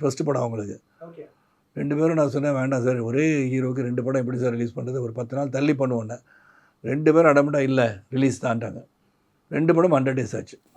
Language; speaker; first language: Tamil; native; Tamil